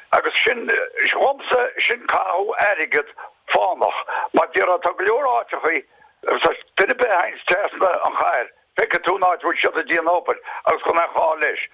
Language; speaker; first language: Irish; native; Irish